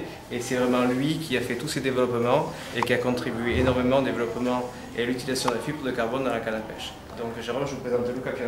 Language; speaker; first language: French; native; French